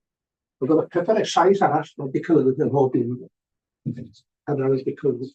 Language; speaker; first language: Welsh; native; Welsh